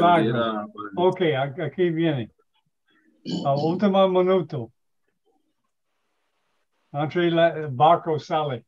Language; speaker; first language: Spanish; non-native, learner; English